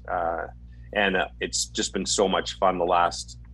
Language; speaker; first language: English; native; English